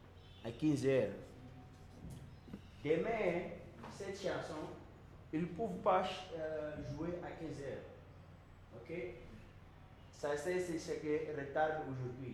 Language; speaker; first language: French; non-native, learner; Portuguese